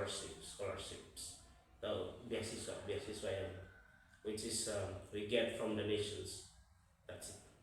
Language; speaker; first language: English; non-native, fluent; Indonesian